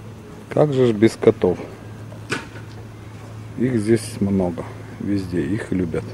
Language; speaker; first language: Russian; native; Russian